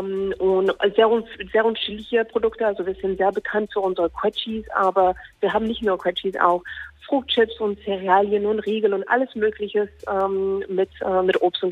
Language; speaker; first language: German; non-native, fluent; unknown